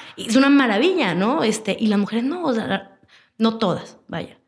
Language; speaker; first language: Spanish; native; Spanish